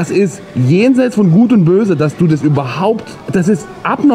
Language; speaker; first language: German; native; German